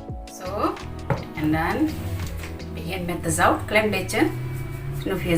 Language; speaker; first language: Dutch; non-native, learner; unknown